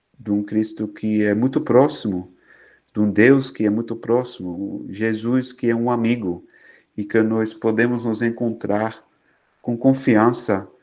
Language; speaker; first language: Portuguese; non-native, fluent; Dutch